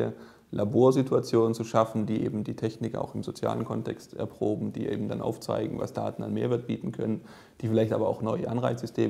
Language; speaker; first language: German; native; German